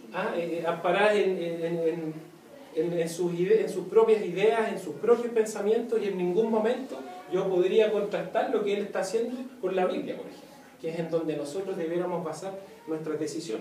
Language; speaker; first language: Spanish; native; Spanish